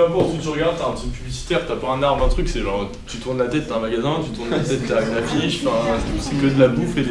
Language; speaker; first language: French; native; French